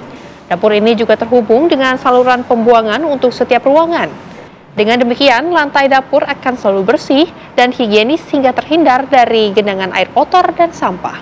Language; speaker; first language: Indonesian; native; Indonesian